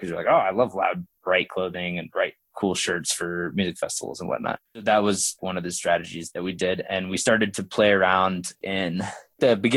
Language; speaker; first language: English; native; English